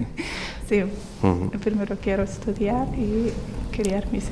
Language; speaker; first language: Spanish; non-native, learner; Somali